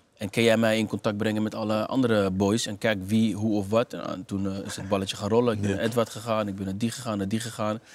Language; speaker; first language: Dutch; native; Dutch